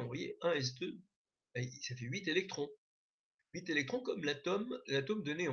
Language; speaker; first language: French; native; French